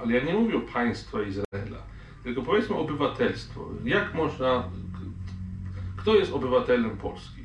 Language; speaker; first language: Polish; non-native, fluent; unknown